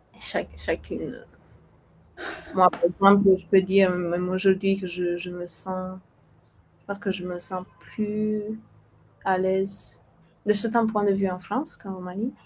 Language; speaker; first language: French; non-native, fluent; Romanian